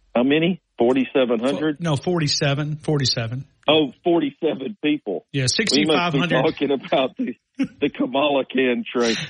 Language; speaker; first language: English; native; English